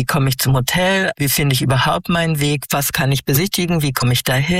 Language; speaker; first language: German; native; German